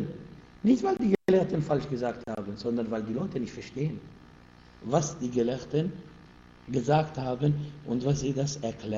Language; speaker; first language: German; non-native, fluent; Arabic